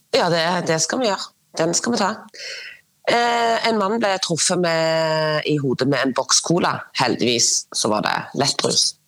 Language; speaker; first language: Norwegian; native; Norwegian